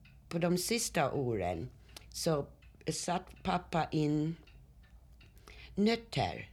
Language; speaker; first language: Swedish; early bilingual, heritage; Swedish